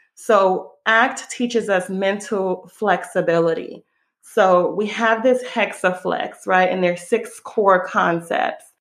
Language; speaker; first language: English; non-native, fluent; Hebrew